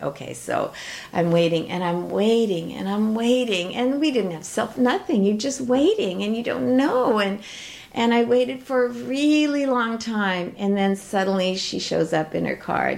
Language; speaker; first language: English; native; English